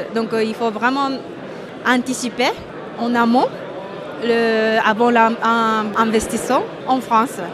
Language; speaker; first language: French; non-native, fluent; Japanese